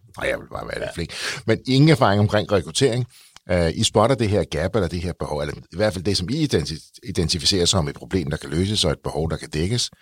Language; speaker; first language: Danish; native; Danish